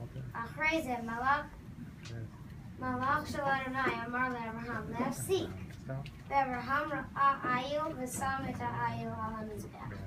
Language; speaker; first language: Hebrew; non-native, learner; English